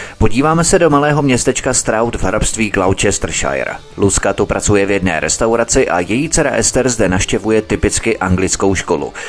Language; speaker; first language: Czech; native; Czech